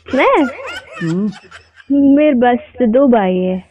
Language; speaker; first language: Hindi; non-native, local second language; Kashmiri